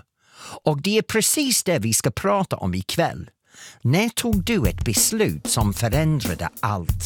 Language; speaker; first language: Swedish; non-native, fluent; English